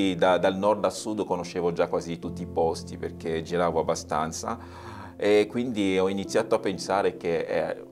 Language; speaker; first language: Italian; non-native, fluent; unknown